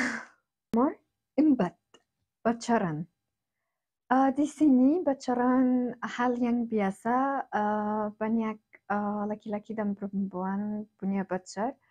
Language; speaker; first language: Indonesian; non-native, fluent; Arabic